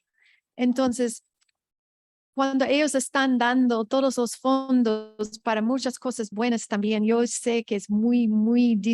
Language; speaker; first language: Spanish; non-native, fluent; English